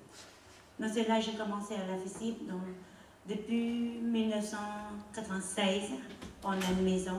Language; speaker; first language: French; non-native, learner; Khmer